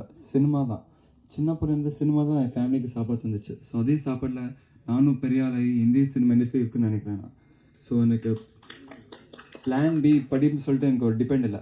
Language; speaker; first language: Tamil; non-native, local second language; Telugu